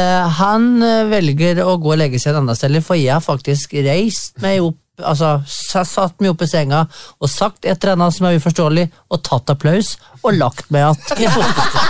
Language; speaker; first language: Norwegian; native; Norwegian